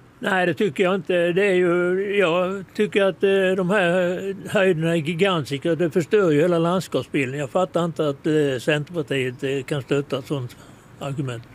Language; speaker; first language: Swedish; native; Swedish